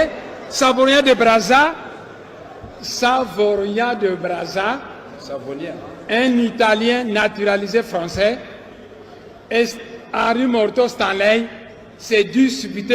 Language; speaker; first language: French; non-native, local second language; Kongo